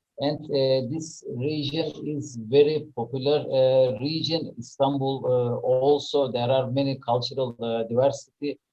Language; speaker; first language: English; non-native, learner; Turkish